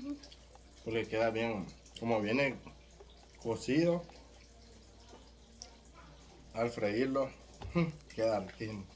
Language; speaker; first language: Spanish; native; Spanish